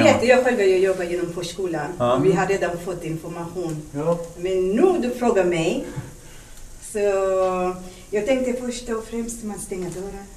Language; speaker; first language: Swedish; non-native, learner; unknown